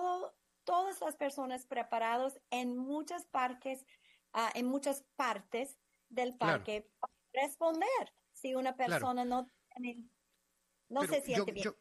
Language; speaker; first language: Spanish; non-native, fluent; English